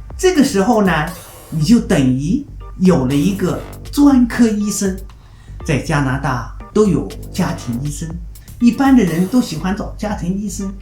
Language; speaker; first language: Chinese; native; Chinese